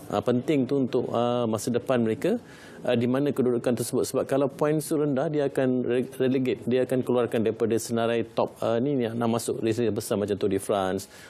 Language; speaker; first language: Malay; non-native, local second language; Tamil